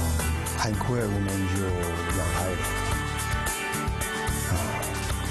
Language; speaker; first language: Chinese; non-native, fluent; French